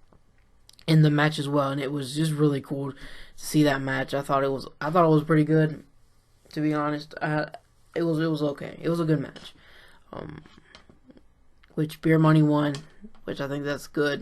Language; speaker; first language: English; native; English